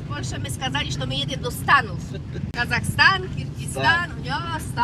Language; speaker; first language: Russian; non-native, learner; Polish